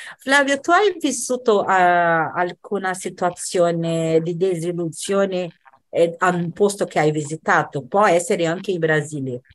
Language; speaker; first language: Italian; non-native, fluent; Portuguese